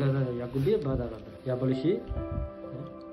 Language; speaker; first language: Russian; non-native, learner; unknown